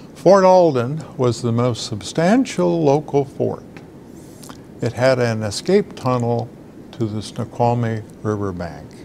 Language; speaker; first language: English; native; English